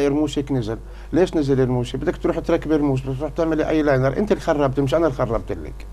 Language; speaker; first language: Arabic; native; Arabic